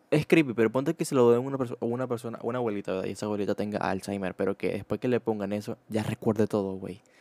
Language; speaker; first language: Spanish; native; Spanish